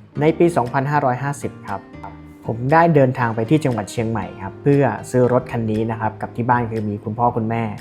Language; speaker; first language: Thai; native; Thai